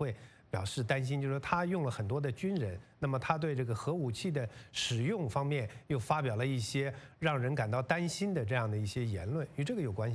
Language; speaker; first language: Chinese; native; Chinese